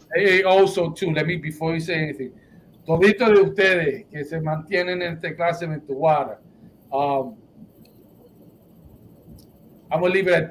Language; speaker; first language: Spanish; early bilingual, heritage; Spanish